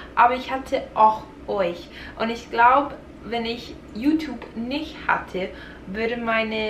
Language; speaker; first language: German; non-native, fluent; English